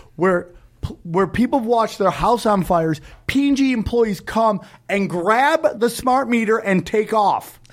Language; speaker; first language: English; native; English